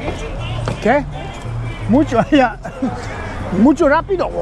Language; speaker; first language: Spanish; non-native, learner; German